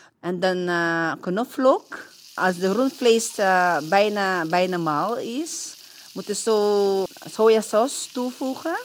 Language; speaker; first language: Dutch; non-native, learner; Filipino